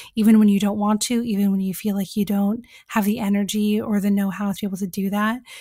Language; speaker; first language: English; native; English